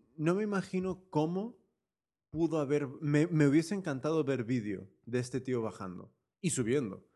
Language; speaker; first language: Spanish; native; Spanish